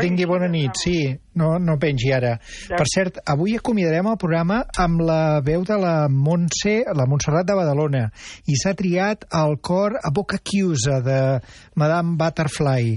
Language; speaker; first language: Catalan; native; Catalan